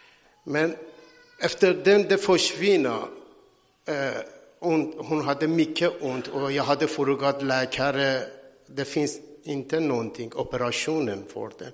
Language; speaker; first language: Swedish; non-native, learner; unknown